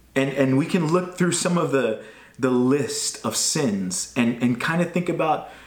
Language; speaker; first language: English; native; English